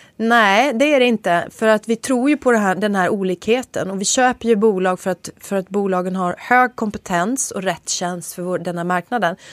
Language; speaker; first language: Swedish; native; Swedish